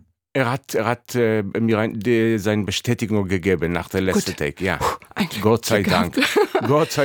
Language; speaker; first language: German; non-native, fluent; Hebrew